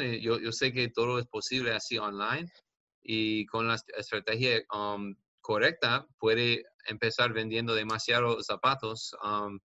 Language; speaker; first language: Spanish; non-native, learner; English